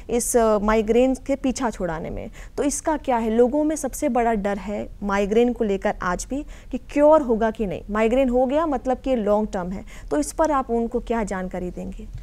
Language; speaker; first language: Hindi; native; Hindi